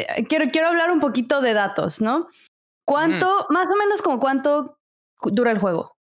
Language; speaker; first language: Spanish; native; Spanish